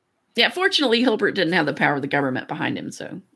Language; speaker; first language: English; native; English